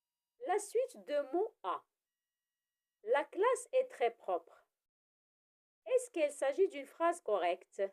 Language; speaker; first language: French; non-native, local second language; Arabic